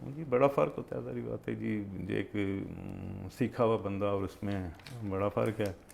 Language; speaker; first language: Urdu; non-native, local second language; Punjabi